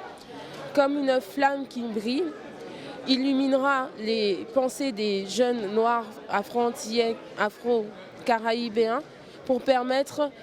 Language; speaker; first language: French; native; French